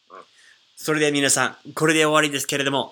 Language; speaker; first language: Japanese; non-native, fluent; English